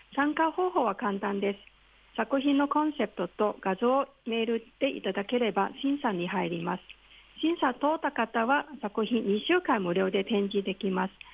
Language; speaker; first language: Japanese; non-native, fluent; Cantonese